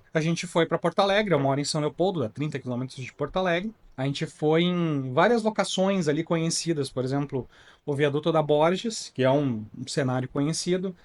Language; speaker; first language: Portuguese; native; Portuguese